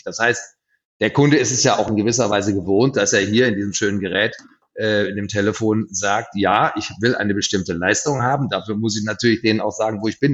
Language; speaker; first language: German; native; German